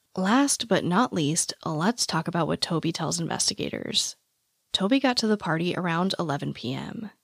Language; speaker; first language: English; native; English